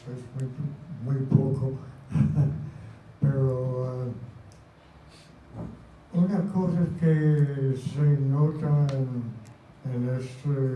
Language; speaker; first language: Spanish; non-native, fluent; English